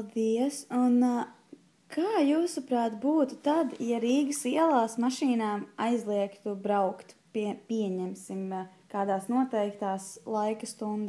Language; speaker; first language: Latvian; native; Latvian